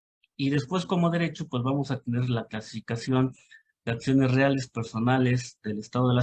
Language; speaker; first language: Spanish; native; Spanish